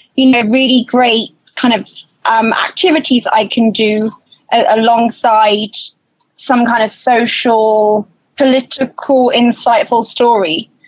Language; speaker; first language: English; native; English